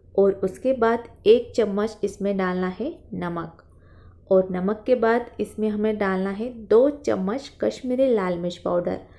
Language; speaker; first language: Hindi; non-native, local second language; Marathi